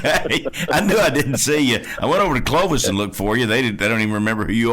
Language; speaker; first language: English; native; English